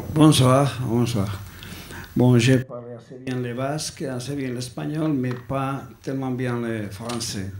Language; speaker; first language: French; non-native, learner; Basque